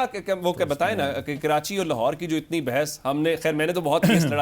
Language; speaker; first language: Urdu; native; Urdu